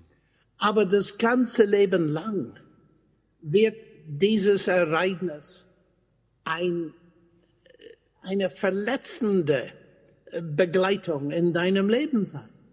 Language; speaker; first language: German; non-native, fluent; English